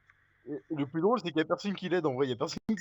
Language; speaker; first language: French; native; French